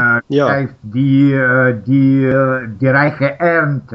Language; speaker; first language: German; non-native, learner; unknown